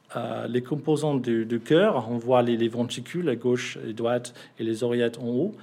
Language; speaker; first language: French; non-native, fluent; English